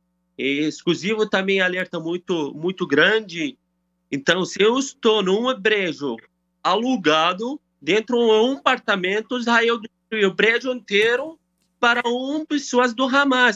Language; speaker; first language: Portuguese; non-native, learner; Arabic